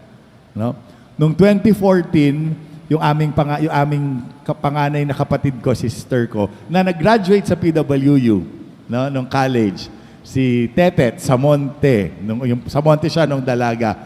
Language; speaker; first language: Filipino; native; Filipino